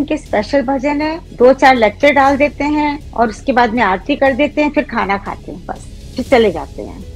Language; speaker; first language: Hindi; native; Hindi